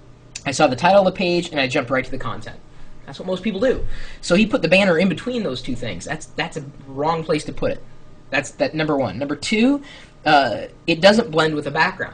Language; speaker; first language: English; native; English